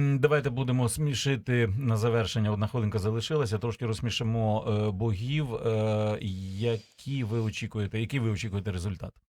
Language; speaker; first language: Ukrainian; native; Ukrainian